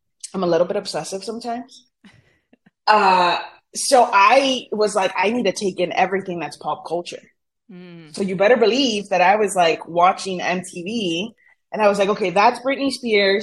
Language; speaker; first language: English; early bilingual, other home language; Spanish